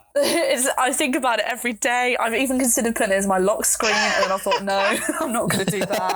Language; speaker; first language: English; native; English